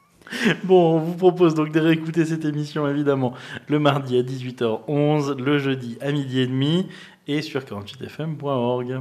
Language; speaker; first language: French; native; French